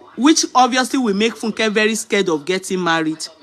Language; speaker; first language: English; non-native, local second language; Yoruba